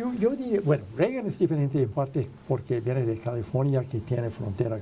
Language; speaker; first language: Spanish; non-native, fluent; English